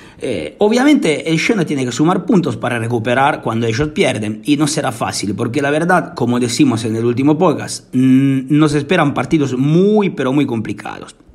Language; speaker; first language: Spanish; non-native, fluent; Italian